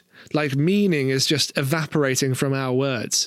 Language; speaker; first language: English; native; English